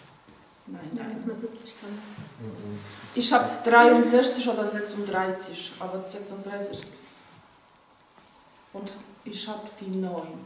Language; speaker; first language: German; non-native, fluent; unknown